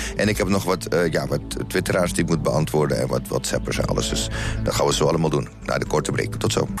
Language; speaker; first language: Dutch; native; Dutch